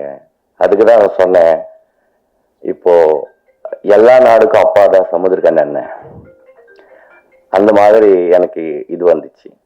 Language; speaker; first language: Tamil; non-native, learner; Telugu